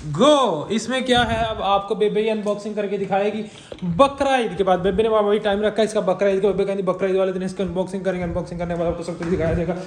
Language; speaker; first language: Urdu; non-native, local second language; Punjabi